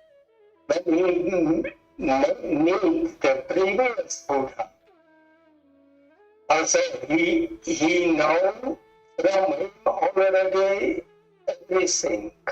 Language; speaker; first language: English; non-native, learner; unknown